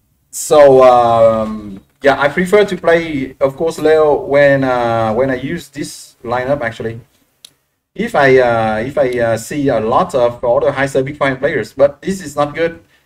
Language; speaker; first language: English; non-native, fluent; French